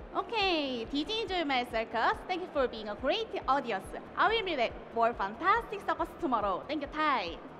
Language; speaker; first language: English; non-native, learner; Korean